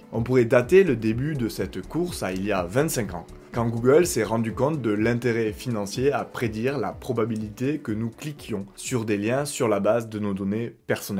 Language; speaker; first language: French; native; French